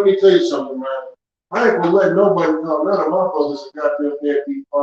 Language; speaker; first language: English; native; English